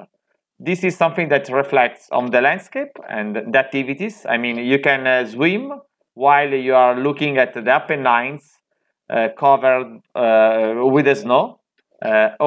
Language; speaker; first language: English; non-native, fluent; Italian